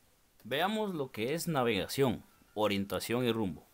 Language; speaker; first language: Spanish; native; Spanish